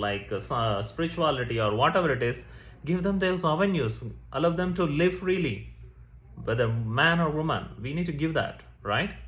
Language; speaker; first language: English; non-native, local second language; Tamil